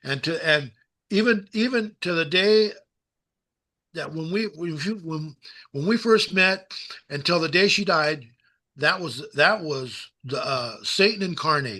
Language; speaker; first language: English; native; English